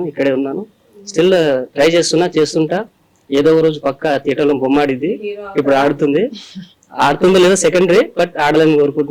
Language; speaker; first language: Telugu; native; Telugu